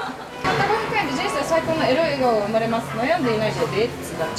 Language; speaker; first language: Japanese; native; Japanese